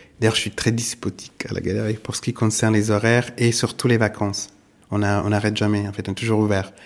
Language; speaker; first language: French; non-native, fluent; Italian